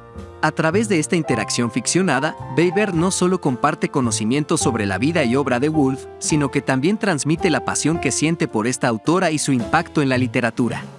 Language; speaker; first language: Spanish; native; Spanish